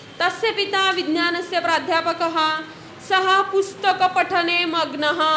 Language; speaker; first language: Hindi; non-native, local second language; Marathi